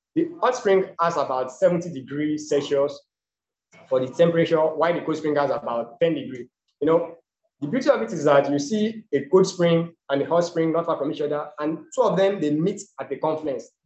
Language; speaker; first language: English; non-native, local second language; Yoruba